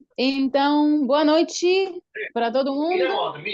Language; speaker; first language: Portuguese; non-native, fluent; Spanish